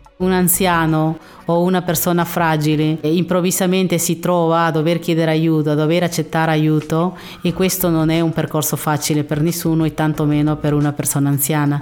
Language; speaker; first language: Italian; non-native, fluent; Spanish